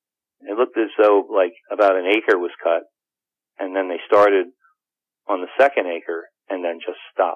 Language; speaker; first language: English; native; English